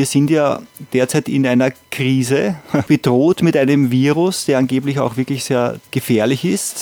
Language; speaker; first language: German; native; German